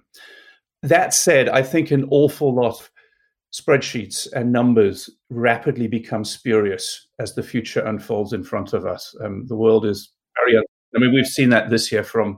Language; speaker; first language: English; native; English